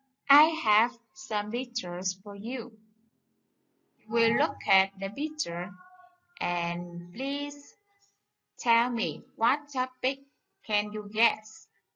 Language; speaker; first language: English; non-native, fluent; Vietnamese